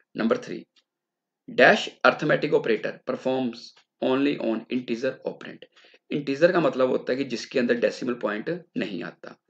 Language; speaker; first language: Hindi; non-native, local second language; Punjabi